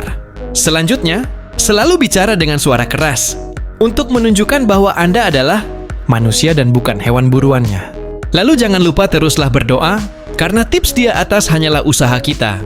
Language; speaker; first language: Indonesian; native; Indonesian